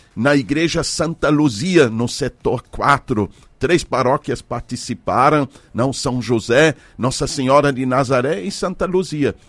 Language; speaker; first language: Portuguese; non-native, fluent; German